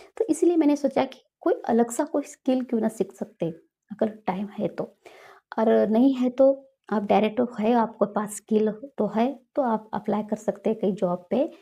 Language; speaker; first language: Hindi; non-native, local second language; Kannada